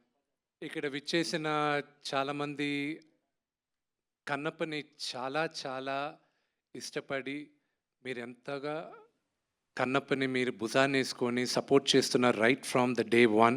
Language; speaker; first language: Telugu; native; Telugu